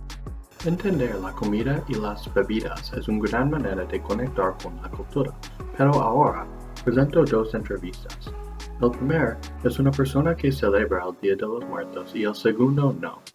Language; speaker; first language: Spanish; non-native, learner; English